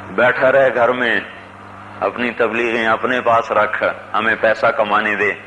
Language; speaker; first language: Urdu; non-native, local second language; Punjabi